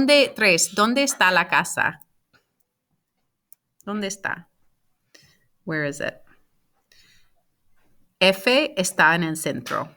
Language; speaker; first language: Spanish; non-native, fluent; English